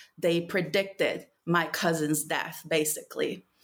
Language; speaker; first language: English; non-native, fluent; Portuguese